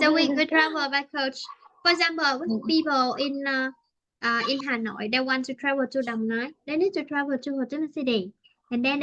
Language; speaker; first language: English; non-native, fluent; Vietnamese